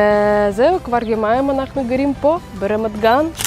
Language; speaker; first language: Hebrew; non-native, fluent; Russian